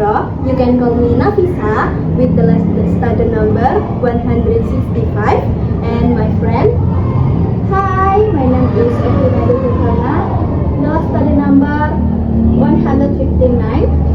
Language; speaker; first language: English; non-native, learner; Indonesian